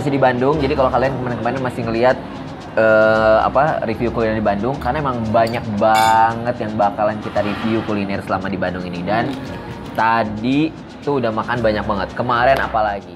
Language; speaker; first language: Indonesian; native; Indonesian